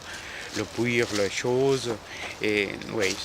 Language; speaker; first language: French; non-native, fluent; Korean